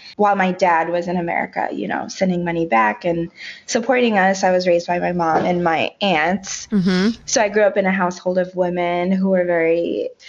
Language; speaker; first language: English; early bilingual, other home language; Haitian Creole